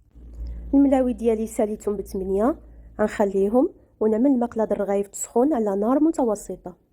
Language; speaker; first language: Arabic; native; Arabic